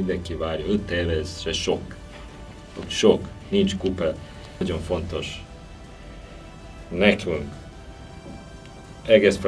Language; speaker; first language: Hungarian; non-native, learner; Serbian